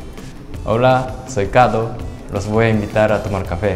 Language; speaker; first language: Spanish; non-native, fluent; Japanese